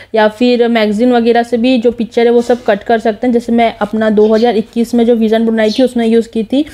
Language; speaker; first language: Hindi; non-native, local second language; Nepali